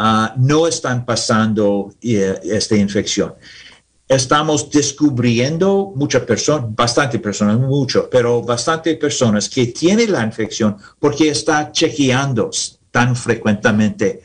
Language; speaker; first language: Spanish; non-native, learner; English